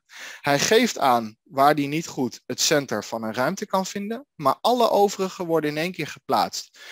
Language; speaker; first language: Dutch; native; Dutch